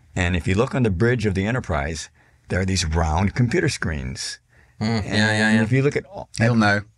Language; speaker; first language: English; native; English